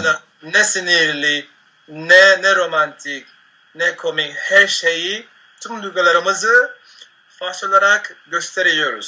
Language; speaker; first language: Turkish; non-native, learner; Spanish